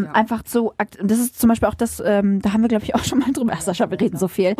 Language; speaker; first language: German; early bilingual, other home language; Arabic